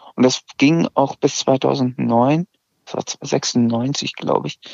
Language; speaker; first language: German; early bilingual, other home language; Azerbaijani